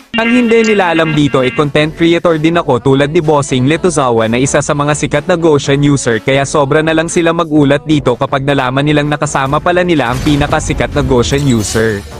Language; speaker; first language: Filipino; non-native, local second language; Iloko